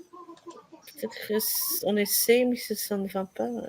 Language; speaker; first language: French; non-native, learner; Dutch